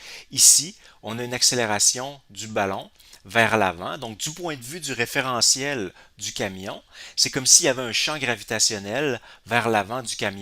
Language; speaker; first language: French; native; French